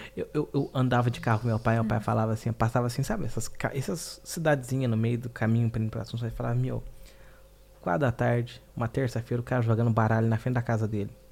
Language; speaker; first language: Portuguese; native; Portuguese